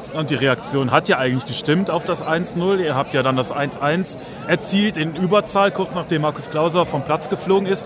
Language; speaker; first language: German; native; German